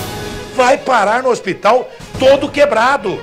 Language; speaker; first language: Portuguese; native; Portuguese